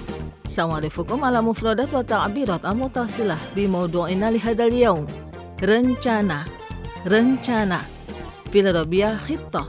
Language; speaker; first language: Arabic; non-native, fluent; Indonesian